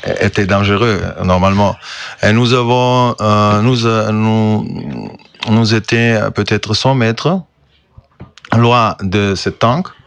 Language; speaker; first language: French; non-native, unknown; Croatian